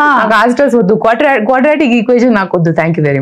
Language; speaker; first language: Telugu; non-native, learner; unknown